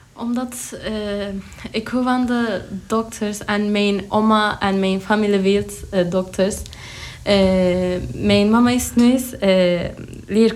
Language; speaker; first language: Dutch; non-native, learner; Turkish